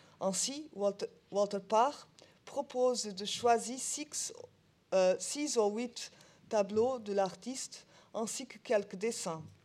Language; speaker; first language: French; non-native, learner; Portuguese